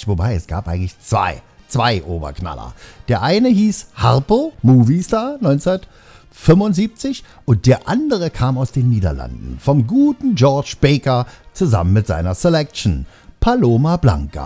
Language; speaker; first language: German; native; German